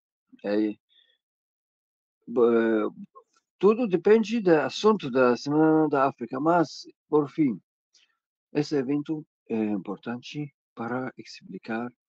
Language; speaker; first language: Portuguese; non-native, learner; Arabic